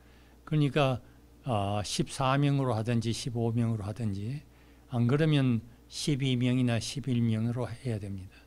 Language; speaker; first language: Korean; native; Korean